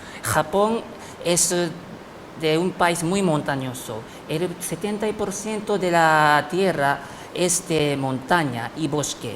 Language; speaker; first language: Spanish; non-native, fluent; Japanese